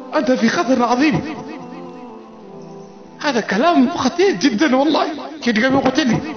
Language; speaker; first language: Arabic; non-native, fluent; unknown